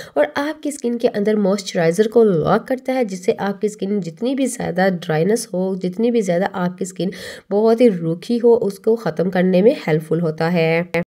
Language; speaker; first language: Hindi; native; Hindi